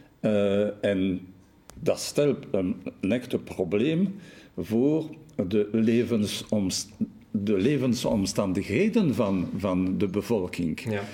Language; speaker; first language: Dutch; non-native, local second language; French